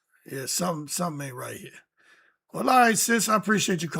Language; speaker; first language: English; native; English